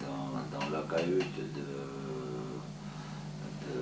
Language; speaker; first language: French; non-native, fluent; Georgian